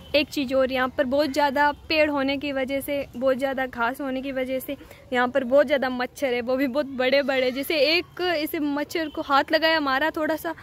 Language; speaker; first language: Hindi; native; Hindi